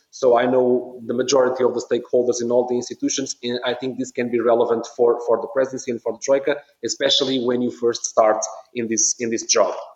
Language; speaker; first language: English; non-native, fluent; Portuguese